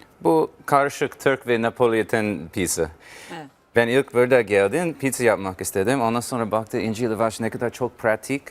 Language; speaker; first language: Turkish; non-native, learner; English